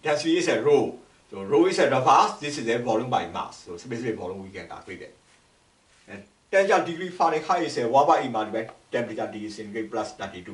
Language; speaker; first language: English; non-native, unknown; Burmese